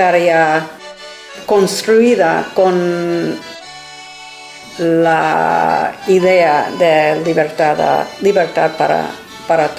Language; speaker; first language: Spanish; non-native, fluent; English